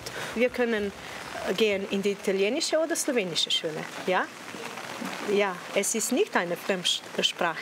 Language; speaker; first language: German; non-native, fluent; Slovenian